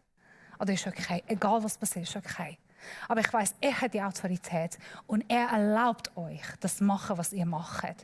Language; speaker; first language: German; non-native, learner; Persian